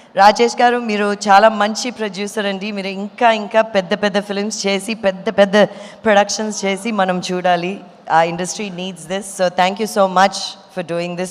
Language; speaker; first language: Telugu; non-native, learner; Malayalam